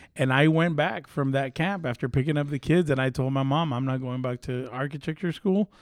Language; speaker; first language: English; early bilingual, other home language; Spanish